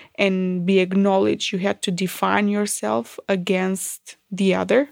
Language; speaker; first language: English; non-native, fluent; Macedonian